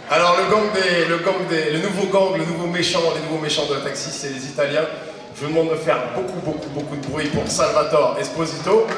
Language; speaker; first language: French; native; French